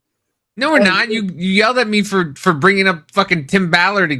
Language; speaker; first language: English; native; English